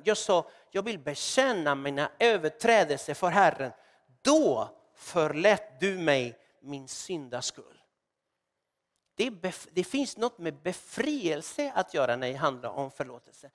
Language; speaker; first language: Swedish; non-native, fluent; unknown